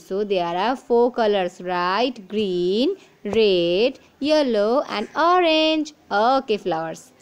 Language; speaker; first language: English; non-native, local second language; Bangla